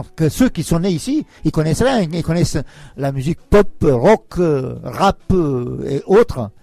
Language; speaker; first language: French; non-native, fluent; Albanian